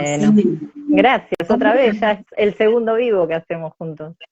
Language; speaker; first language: Spanish; native; Spanish